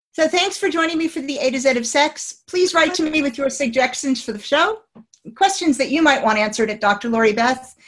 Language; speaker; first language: English; native; English